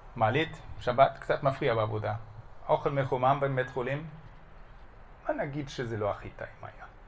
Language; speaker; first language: Hebrew; non-native, fluent; German